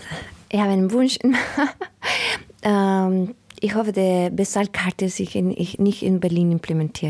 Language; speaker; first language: German; non-native, learner; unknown